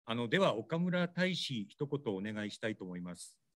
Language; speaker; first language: Japanese; native; Japanese